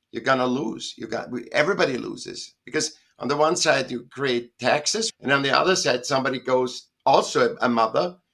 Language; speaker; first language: English; non-native, fluent; German